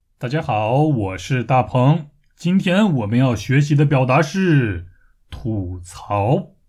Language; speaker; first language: Chinese; native; Chinese